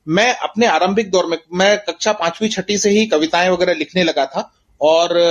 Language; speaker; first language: Hindi; native; Hindi